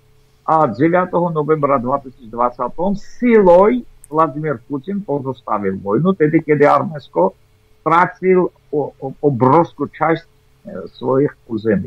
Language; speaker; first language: Slovak; non-native, fluent; Armenian